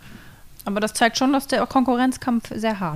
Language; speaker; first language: German; native; German